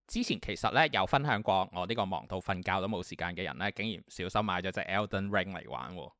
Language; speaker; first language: Cantonese; native; Cantonese